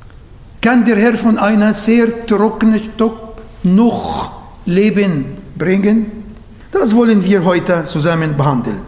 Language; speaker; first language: German; non-native, fluent; Arabic